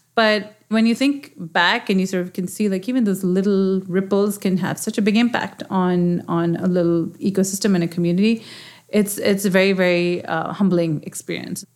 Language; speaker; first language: English; non-native, local second language; Urdu